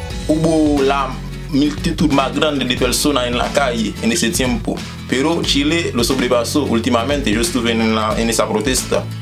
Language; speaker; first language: Spanish; non-native, fluent; Haitian Creole